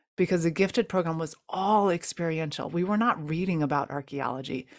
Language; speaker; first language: English; native; English